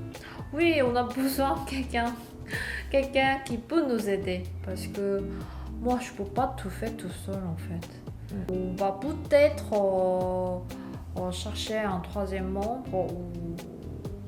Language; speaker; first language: French; non-native, learner; Korean